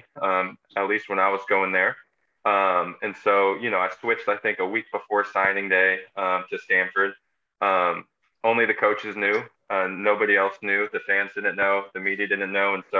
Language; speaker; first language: English; native; English